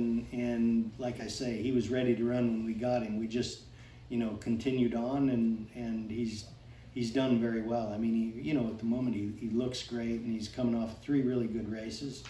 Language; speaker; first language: English; native; English